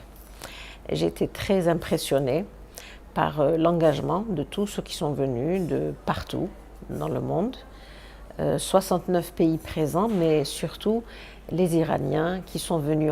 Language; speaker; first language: French; non-native, local second language; Arabic